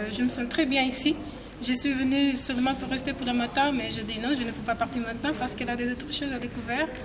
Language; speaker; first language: French; non-native, fluent; Portuguese